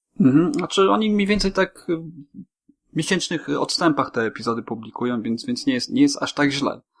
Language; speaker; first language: Polish; native; Polish